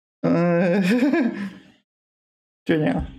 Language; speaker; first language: Chinese; non-native, learner; English